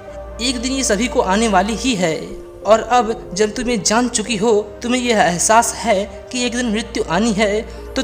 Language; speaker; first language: Hindi; native; Hindi